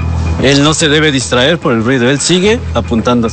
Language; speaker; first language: Spanish; native; Spanish